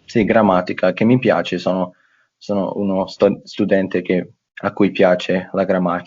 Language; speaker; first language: Italian; non-native, fluent; English